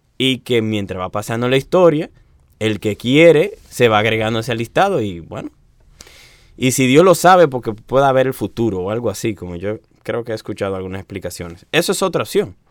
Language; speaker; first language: Spanish; native; Spanish